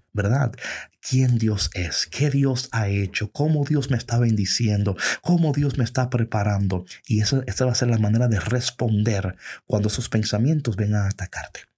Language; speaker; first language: Spanish; early bilingual, heritage; Spanish